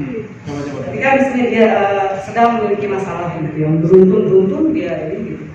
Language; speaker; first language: Indonesian; native; Indonesian